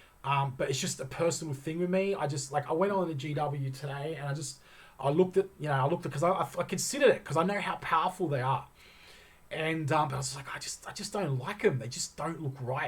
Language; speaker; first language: English; native; English